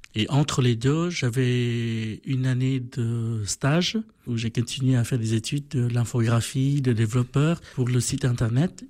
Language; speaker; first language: French; non-native, fluent; Vietnamese